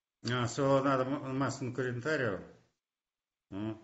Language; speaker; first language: Spanish; non-native, fluent; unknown